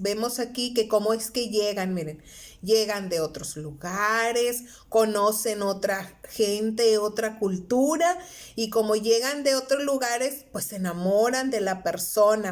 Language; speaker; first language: Spanish; native; Spanish